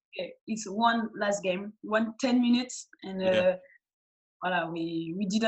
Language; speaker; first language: English; non-native, fluent; French